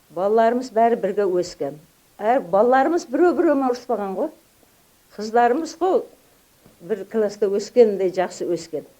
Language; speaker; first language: Uzbek; non-native, local second language; Kazakh